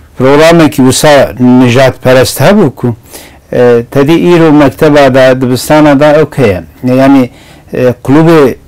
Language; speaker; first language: Kurdish; non-native, local second language; Zaza